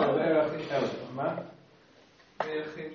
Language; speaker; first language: Hebrew; non-native, fluent; English